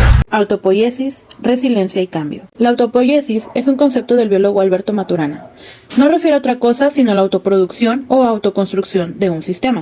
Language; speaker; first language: Spanish; native; Spanish